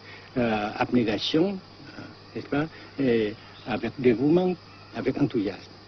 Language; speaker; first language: French; non-native, fluent; Vietnamese